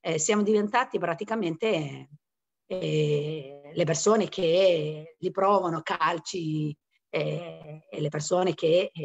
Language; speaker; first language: Italian; non-native, fluent; Somali